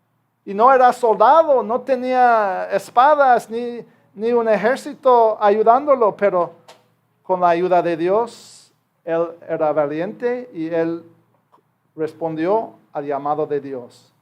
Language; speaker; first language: Spanish; non-native, fluent; English